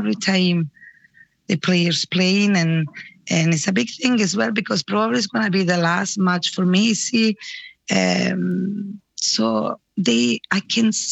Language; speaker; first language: English; non-native, learner; Spanish